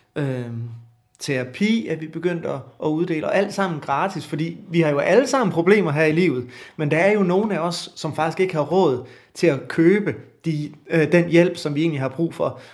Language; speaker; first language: Danish; native; Danish